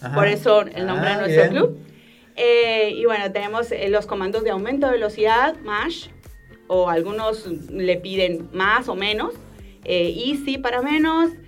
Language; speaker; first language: Spanish; native; Spanish